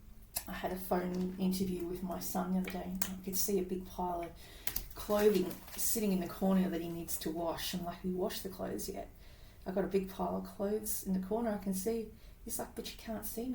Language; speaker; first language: English; native; English